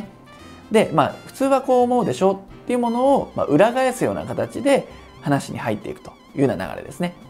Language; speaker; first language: Japanese; native; Japanese